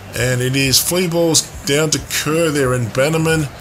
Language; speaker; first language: English; native; English